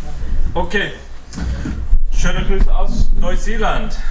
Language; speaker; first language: German; non-native, learner; English